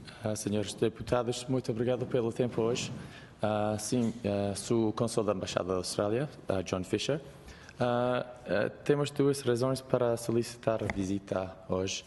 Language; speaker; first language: Portuguese; non-native, learner; English